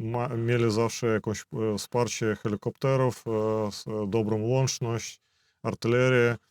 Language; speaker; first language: Polish; non-native, fluent; Belarusian